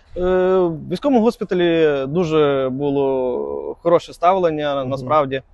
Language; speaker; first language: Ukrainian; native; Ukrainian